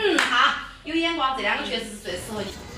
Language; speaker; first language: Chinese; native; Chinese